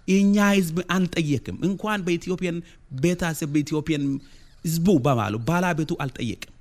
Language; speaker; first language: Amharic; non-native, local second language; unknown